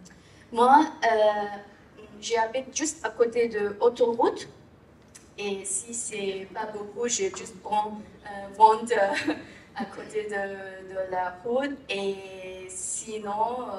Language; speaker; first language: French; non-native, learner; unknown